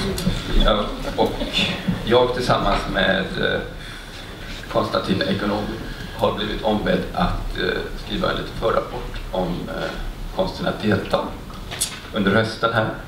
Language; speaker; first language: Swedish; native; Swedish